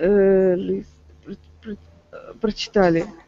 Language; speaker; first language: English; non-native, learner; Russian